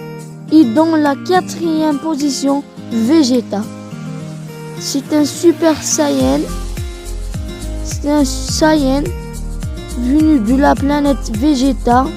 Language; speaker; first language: French; non-native, learner; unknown